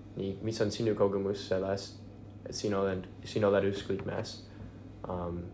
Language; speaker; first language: Estonian; non-native, fluent; English